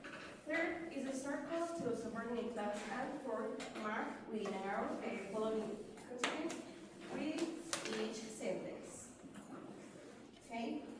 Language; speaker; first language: English; non-native, learner; Spanish